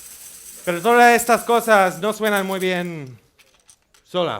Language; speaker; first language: Spanish; non-native, fluent; English